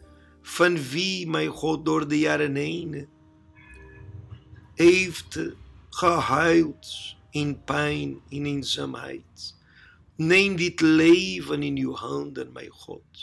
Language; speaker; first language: Dutch; non-native, learner; Portuguese